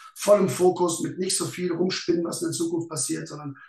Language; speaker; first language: German; native; German